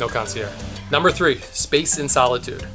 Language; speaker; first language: English; native; English